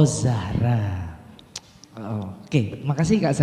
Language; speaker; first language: Indonesian; native; Indonesian